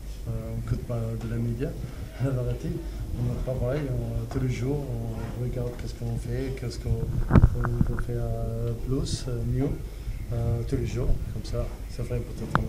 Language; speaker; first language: French; non-native, learner; Arabic